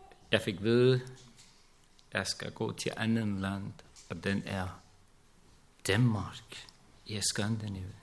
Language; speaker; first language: Danish; non-native, learner; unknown